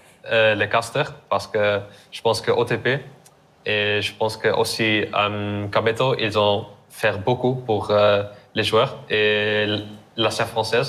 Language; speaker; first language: French; non-native, learner; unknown